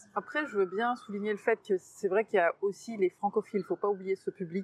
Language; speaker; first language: French; native; French